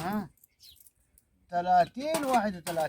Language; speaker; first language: Arabic; non-native, learner; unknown